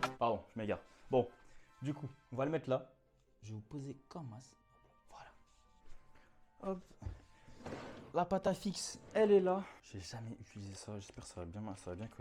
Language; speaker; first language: French; native; French